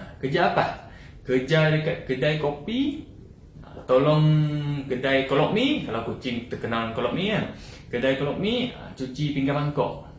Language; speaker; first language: Malay; non-native, local second language; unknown